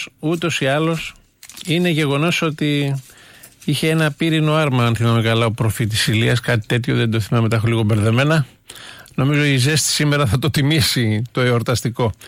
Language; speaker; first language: Greek; native; Greek